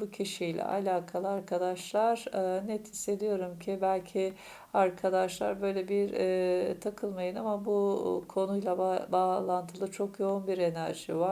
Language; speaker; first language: Turkish; native; Turkish